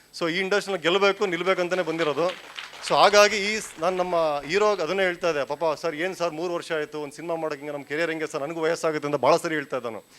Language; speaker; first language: Kannada; native; Kannada